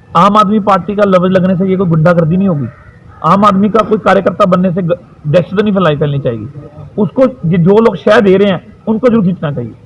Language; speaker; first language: Hindi; non-native, local second language; Punjabi